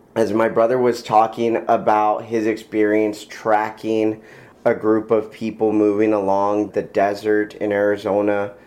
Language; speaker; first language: English; early bilingual, other home language; Spanish